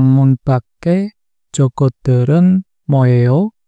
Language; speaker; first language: Korean; non-native, fluent; Indonesian